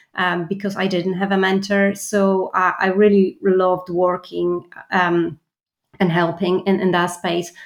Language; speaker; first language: English; non-native, fluent; Polish